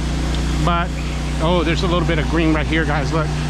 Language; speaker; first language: English; native; English